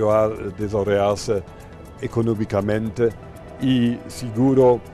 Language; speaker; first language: Spanish; non-native, fluent; German